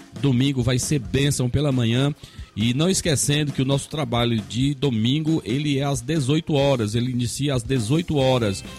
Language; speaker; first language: Portuguese; native; Portuguese